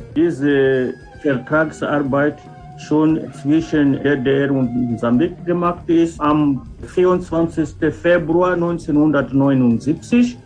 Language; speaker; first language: German; non-native, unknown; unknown